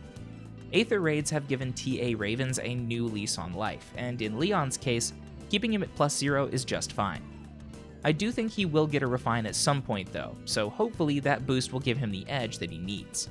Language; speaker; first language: English; native; English